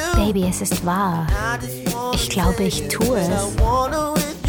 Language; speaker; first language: German; native; German